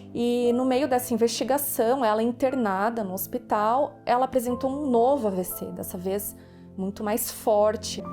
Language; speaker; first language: Portuguese; native; Portuguese